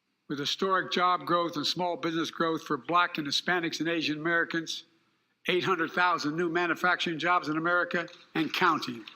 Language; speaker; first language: English; native; English